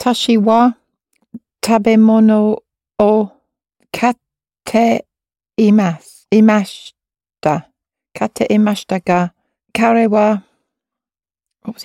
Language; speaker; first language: Japanese; non-native, learner; English